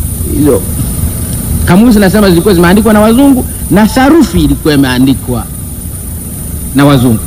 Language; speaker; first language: Swahili; non-native, local second language; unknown